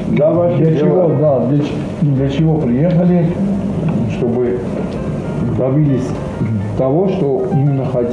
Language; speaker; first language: Russian; non-native, fluent; Armenian